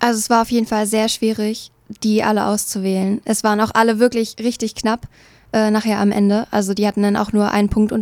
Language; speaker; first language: German; native; German